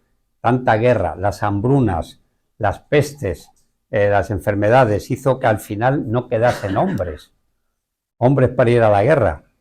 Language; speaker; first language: Spanish; native; Spanish